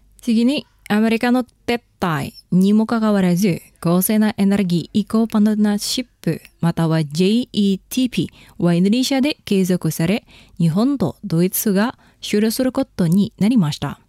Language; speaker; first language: Japanese; non-native, fluent; Indonesian